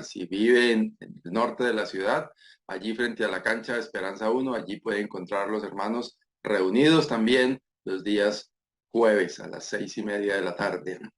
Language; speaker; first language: Spanish; native; Spanish